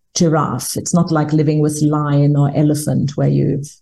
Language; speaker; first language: English; non-native, fluent; German